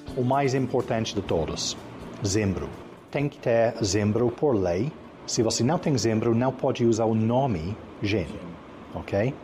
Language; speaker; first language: Portuguese; non-native, fluent; English